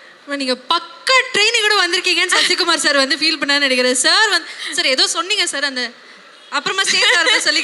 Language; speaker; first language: Tamil; native; Tamil